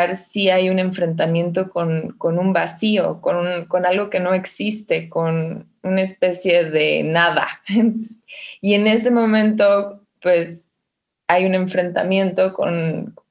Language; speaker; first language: Spanish; native; Spanish